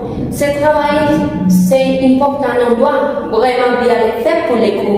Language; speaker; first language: French; non-native, learner; Spanish